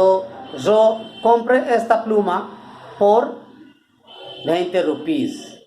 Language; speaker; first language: Spanish; non-native, learner; Bangla